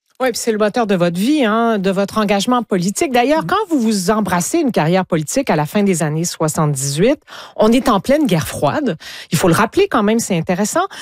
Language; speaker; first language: French; native; French